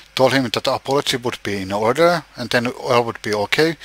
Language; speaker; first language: English; non-native, fluent; Finnish